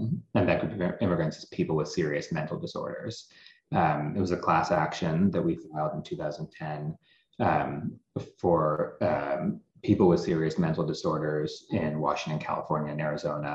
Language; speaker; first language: English; native; English